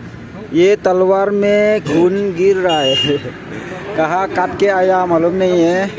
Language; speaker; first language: Hindi; non-native, local second language; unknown